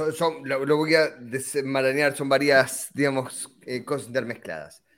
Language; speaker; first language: Spanish; native; Spanish